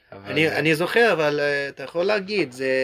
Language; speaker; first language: Hebrew; non-native, learner; English